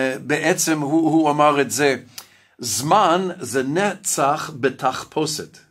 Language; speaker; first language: Hebrew; non-native, fluent; English